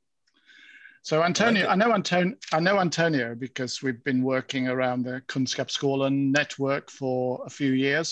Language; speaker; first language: English; native; English